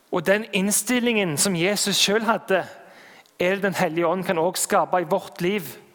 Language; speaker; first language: Norwegian; native; Norwegian